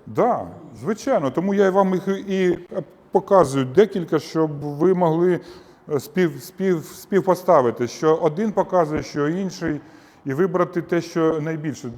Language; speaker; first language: Ukrainian; non-native, local second language; Russian